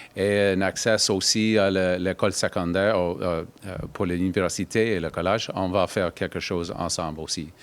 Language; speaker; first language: French; non-native, learner; English